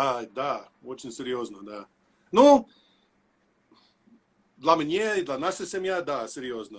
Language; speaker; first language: Russian; non-native, learner; English